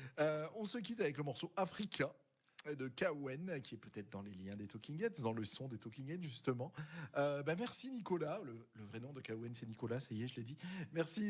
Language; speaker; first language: French; native; French